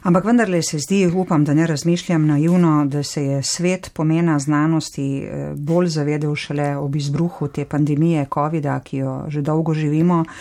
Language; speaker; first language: Slovenian; native; Slovenian